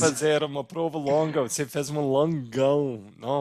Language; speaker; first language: Portuguese; non-native, fluent; English